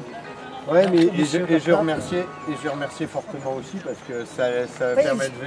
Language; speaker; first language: French; native; French